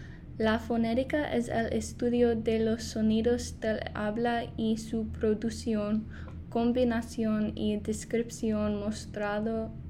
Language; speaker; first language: Spanish; non-native, fluent; English